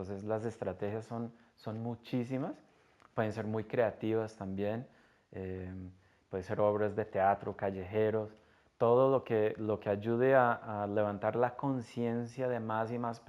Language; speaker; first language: Spanish; non-native, fluent; English